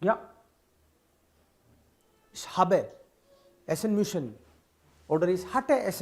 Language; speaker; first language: German; non-native, fluent; Hindi